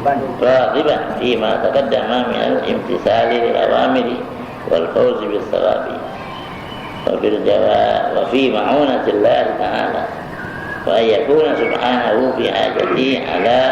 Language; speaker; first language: Arabic; non-native, fluent; Indonesian